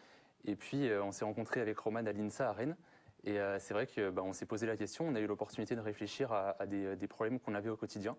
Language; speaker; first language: French; native; French